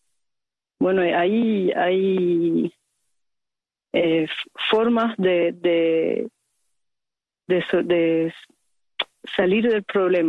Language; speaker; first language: Spanish; early bilingual, heritage; Spanish